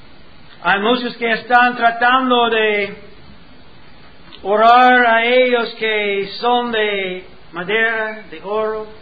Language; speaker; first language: Spanish; non-native, learner; English